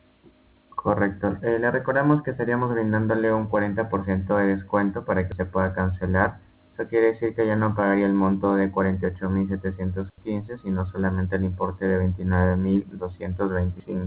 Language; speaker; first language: Spanish; native; Spanish